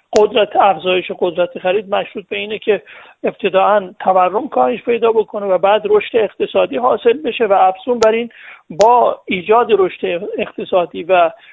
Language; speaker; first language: Persian; native; Persian